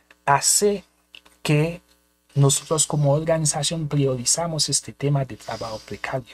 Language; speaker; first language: Spanish; non-native, fluent; Haitian Creole